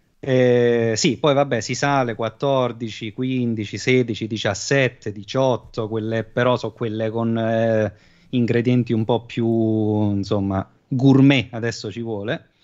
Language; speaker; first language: Italian; native; Italian